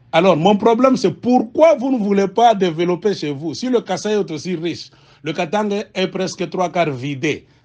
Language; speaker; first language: French; non-native, local second language; Swahili